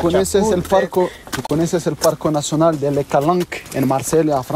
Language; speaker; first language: Spanish; non-native, learner; French